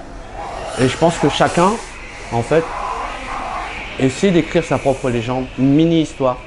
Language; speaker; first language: French; early bilingual, other home language; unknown